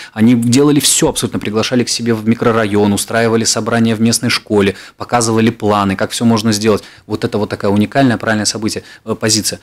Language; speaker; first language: Russian; native; Russian